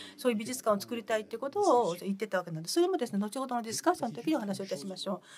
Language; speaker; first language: Japanese; non-native, fluent; French